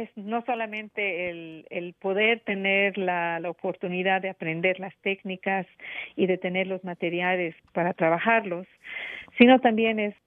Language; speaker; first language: Spanish; native; Spanish